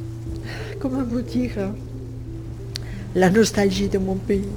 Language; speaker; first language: French; native; French